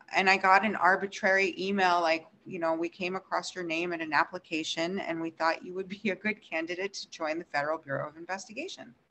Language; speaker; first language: English; early bilingual, other home language; Russian